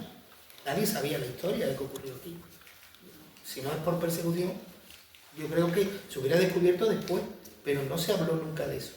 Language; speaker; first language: Spanish; native; Spanish